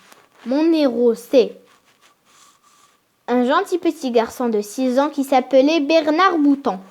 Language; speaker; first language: French; non-native, local second language; Arabic